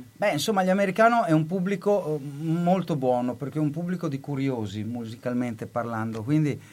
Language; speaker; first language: Italian; native; Italian